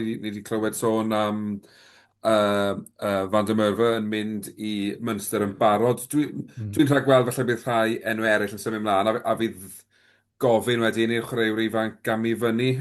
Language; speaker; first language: Welsh; native; Welsh